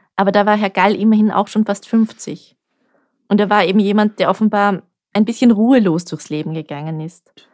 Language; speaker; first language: German; native; German